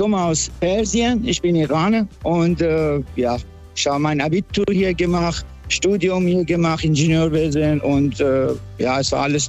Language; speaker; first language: German; non-native, fluent; Persian